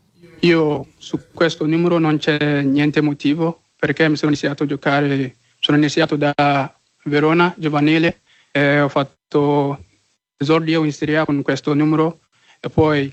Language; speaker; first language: Italian; non-native, learner; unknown